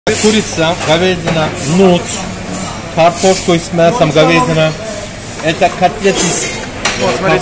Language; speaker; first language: Russian; non-native, learner; Turkish